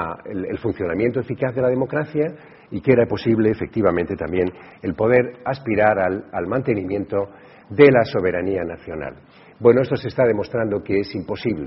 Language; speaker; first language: Spanish; native; Spanish